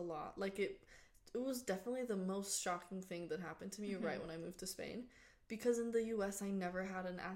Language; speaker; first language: English; non-native, fluent; Spanish